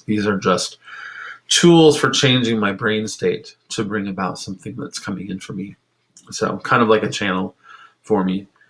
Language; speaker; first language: English; native; English